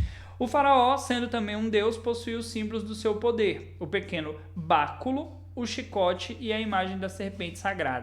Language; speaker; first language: Portuguese; native; Portuguese